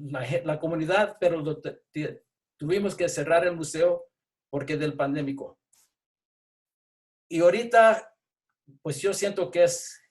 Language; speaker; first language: Spanish; early bilingual, heritage; English